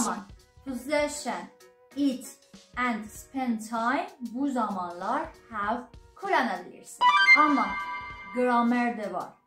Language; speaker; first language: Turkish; non-native, learner; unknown